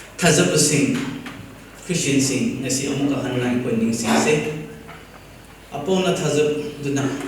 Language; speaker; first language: Manipuri; non-native, local second language; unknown